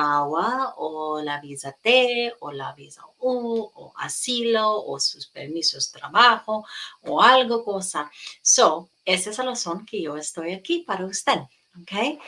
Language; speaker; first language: Spanish; non-native, fluent; English